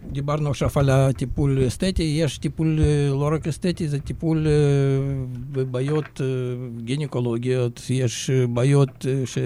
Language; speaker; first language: Hebrew; non-native, fluent; Russian